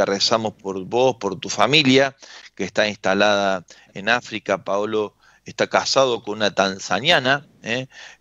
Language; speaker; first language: Spanish; native; Spanish